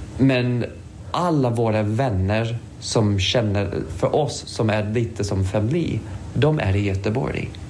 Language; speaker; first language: Swedish; non-native, fluent; English